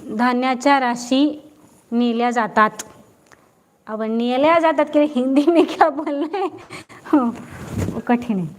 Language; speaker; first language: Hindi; non-native, local second language; Marathi